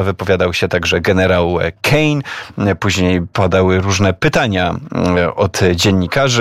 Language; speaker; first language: Polish; native; Polish